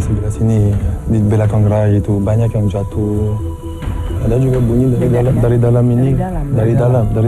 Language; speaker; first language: Indonesian; non-native, fluent; English